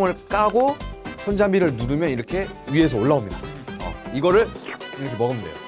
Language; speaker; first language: Korean; native; Korean